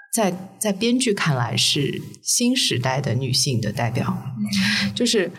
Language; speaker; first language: Chinese; native; Chinese